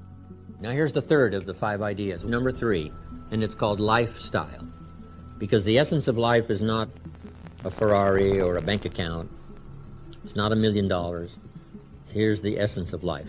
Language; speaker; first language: English; native; English